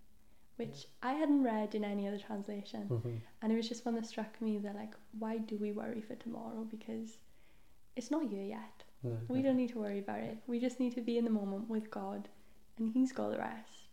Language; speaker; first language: English; non-native, local second language; Welsh